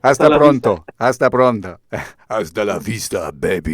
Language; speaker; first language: Spanish; non-native, learner; German